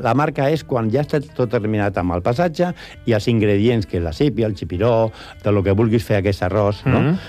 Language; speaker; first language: Catalan; non-native, local second language; Spanish